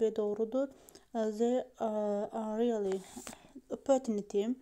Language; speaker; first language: English; non-native, fluent; Azerbaijani